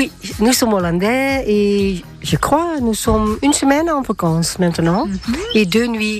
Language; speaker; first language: French; non-native, learner; Dutch